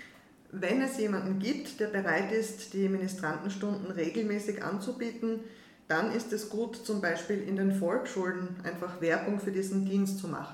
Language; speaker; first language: German; native; German